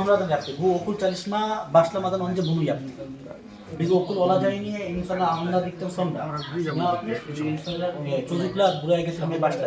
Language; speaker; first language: Turkish; non-native, learner; Bangla